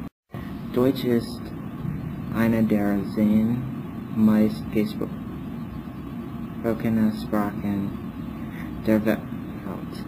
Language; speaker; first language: German; non-native, learner; English